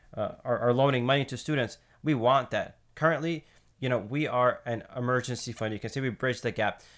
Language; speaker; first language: English; native; English